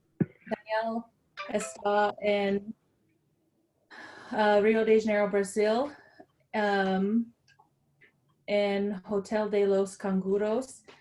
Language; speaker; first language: Spanish; non-native, learner; English